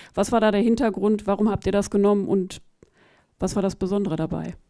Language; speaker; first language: German; native; German